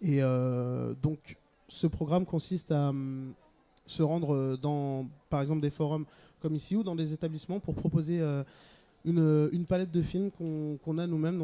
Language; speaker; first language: French; native; French